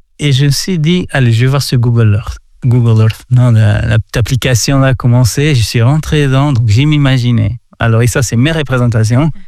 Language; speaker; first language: French; non-native, fluent; Portuguese